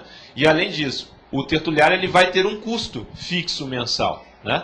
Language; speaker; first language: Portuguese; native; Portuguese